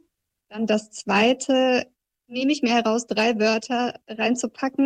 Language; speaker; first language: German; early bilingual, other home language; Russian